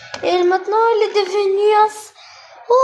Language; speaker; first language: French; non-native, local second language; Arabic